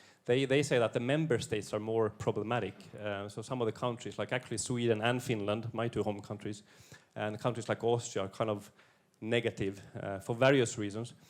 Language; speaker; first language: English; non-native, fluent; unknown